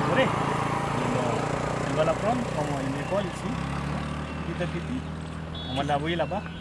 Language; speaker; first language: French; non-native, fluent; Hindi